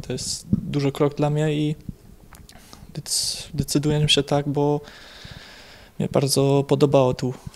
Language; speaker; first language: Polish; early bilingual, heritage; Polish